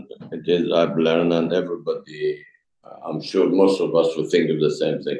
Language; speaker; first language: English; non-native, fluent; Arabic